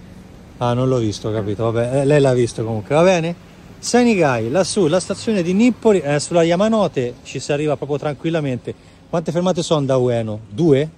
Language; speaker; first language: Italian; native; Italian